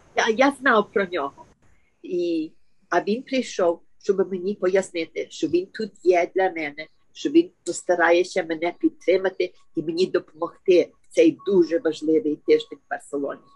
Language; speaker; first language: Ukrainian; early bilingual, heritage; Ukrainian